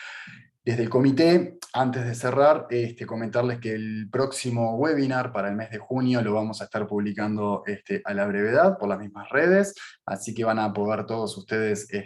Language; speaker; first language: Spanish; native; Spanish